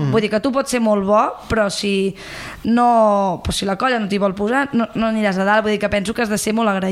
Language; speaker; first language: Catalan; native; Catalan